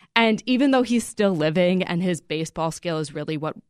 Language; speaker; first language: English; native; English